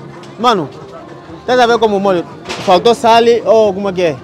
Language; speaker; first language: Portuguese; non-native, learner; Vietnamese